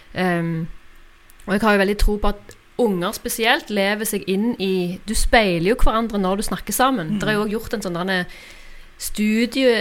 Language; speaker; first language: Norwegian; native; Norwegian